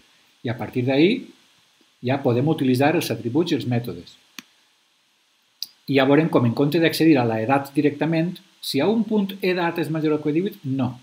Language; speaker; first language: Catalan; native; Catalan